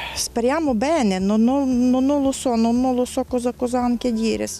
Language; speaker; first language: Italian; non-native, learner; Ukrainian